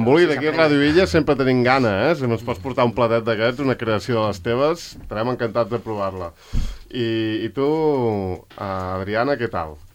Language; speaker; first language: Catalan; native; Catalan